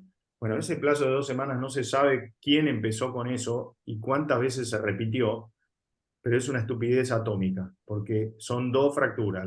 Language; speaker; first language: Spanish; native; Spanish